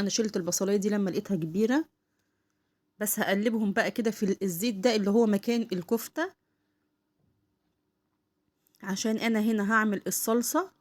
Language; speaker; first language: Arabic; native; Arabic